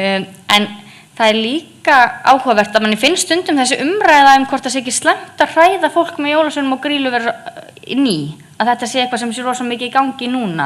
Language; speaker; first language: Icelandic; native; Icelandic